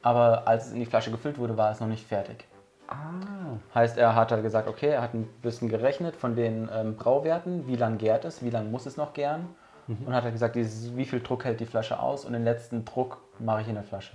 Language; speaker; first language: German; native; German